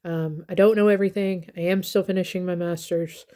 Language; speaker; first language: English; native; English